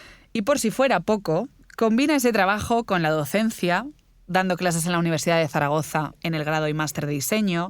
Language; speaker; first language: Spanish; native; Spanish